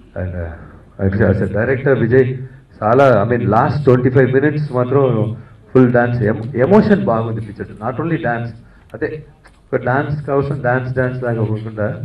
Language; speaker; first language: Telugu; non-native, fluent; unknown